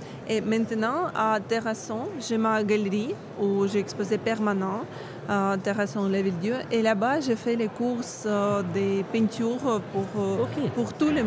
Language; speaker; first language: French; non-native, learner; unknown